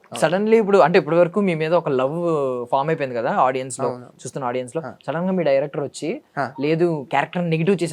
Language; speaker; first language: Telugu; native; Telugu